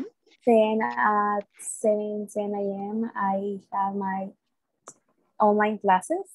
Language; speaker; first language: English; non-native, learner; Spanish